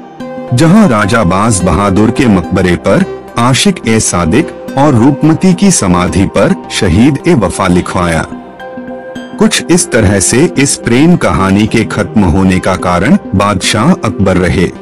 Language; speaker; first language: Hindi; native; Hindi